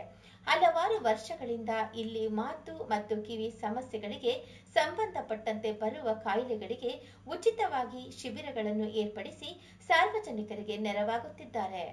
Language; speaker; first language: Kannada; native; Kannada